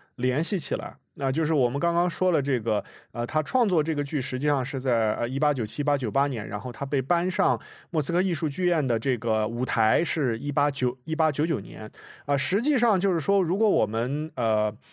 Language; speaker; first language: Chinese; native; Chinese